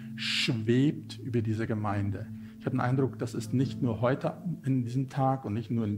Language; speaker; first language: German; non-native, fluent; Afrikaans